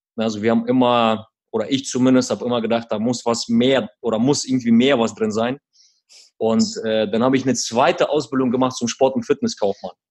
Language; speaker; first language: German; early bilingual, other home language; Russian